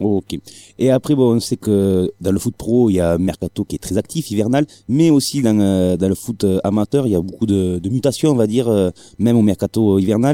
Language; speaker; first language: French; native; French